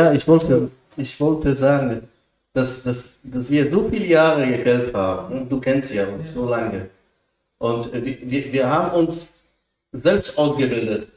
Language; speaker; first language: German; non-native, fluent; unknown